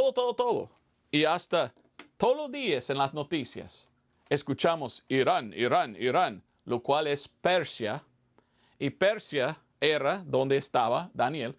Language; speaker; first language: Spanish; non-native, fluent; English